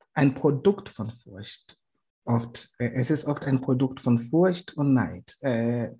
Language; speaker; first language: German; non-native, fluent; Swahili